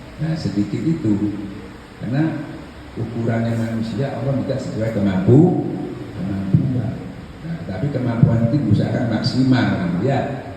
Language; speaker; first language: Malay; non-native, local second language; Javanese